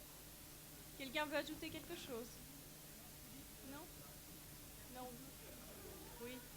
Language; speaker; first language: French; native; French